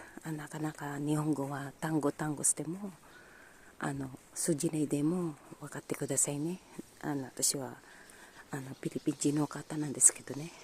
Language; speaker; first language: Japanese; non-native, learner; Filipino